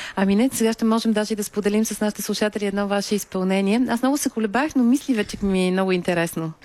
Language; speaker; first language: Bulgarian; native; Bulgarian